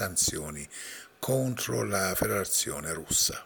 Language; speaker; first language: Italian; non-native, fluent; Persian